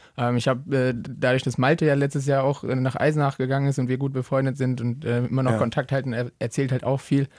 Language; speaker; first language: German; native; German